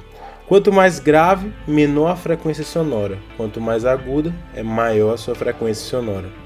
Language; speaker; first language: Portuguese; native; Portuguese